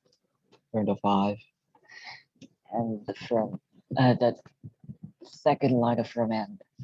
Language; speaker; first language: English; non-native, learner; Korean